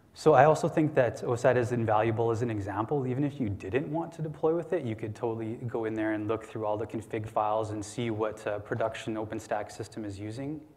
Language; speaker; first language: English; native; English